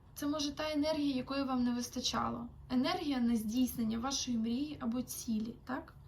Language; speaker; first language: Ukrainian; non-native, local second language; Russian